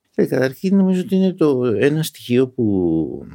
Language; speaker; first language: Greek; early bilingual, other home language; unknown